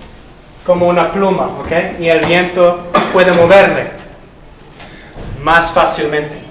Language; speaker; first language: Spanish; non-native, fluent; English